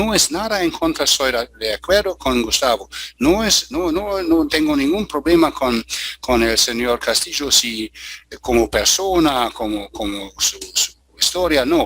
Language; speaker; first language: Spanish; non-native, fluent; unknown